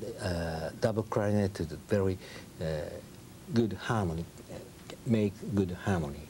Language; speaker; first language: English; non-native, learner; Japanese